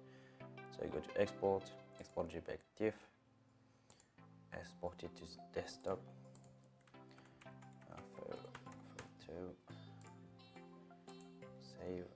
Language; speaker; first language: English; non-native, fluent; French